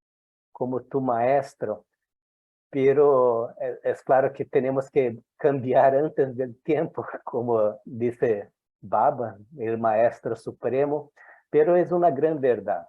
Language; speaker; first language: Spanish; non-native, fluent; Portuguese